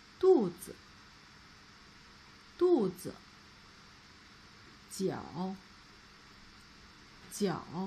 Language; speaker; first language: Chinese; native; Chinese